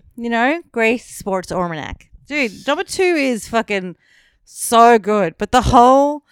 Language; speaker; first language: English; native; English